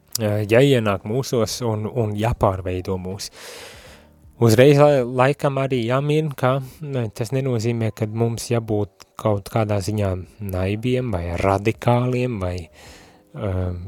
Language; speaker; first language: Latvian; native; Latvian